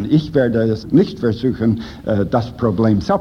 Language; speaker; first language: German; non-native, fluent; English